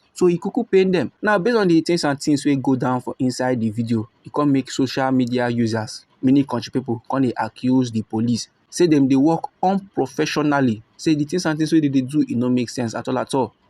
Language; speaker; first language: Nigerian Pidgin; native; Nigerian Pidgin